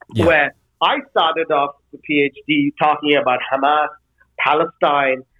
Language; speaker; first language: English; non-native, local second language; Bangla